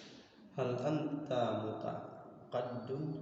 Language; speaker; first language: Arabic; non-native, learner; Indonesian